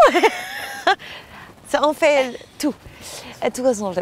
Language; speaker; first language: French; non-native, learner; German